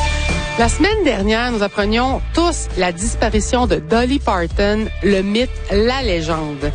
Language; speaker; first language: French; native; French